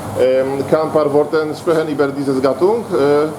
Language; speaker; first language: German; non-native, learner; Polish